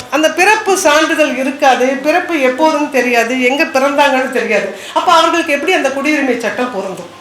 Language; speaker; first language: Tamil; non-native, local second language; Kannada